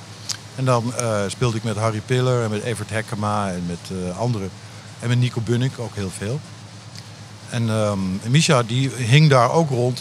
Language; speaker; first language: Dutch; native; Dutch